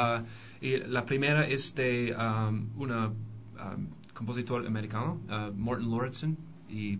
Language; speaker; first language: Spanish; non-native, learner; English